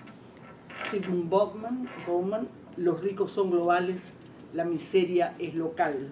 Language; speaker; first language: Spanish; native; Spanish